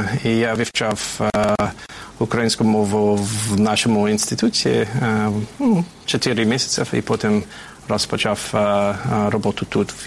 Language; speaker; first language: Ukrainian; non-native, fluent; English